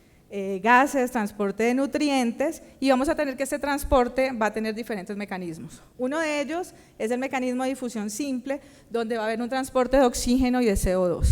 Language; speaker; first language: Spanish; native; Spanish